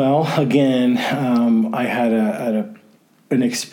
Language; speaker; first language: English; native; English